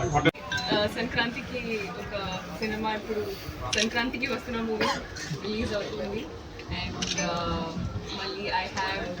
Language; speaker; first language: Telugu; non-native, learner; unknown